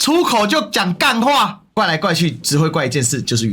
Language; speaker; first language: Chinese; native; Chinese